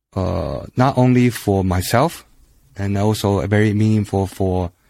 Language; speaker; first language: English; non-native, fluent; Chinese